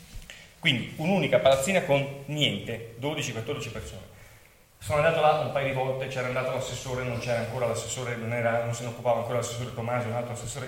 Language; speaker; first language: Italian; native; Italian